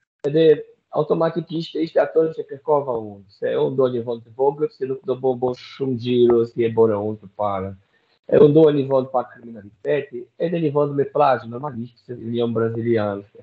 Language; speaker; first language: Albanian; non-native, learner; Portuguese